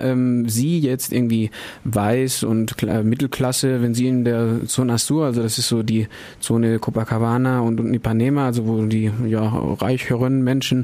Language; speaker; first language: German; native; German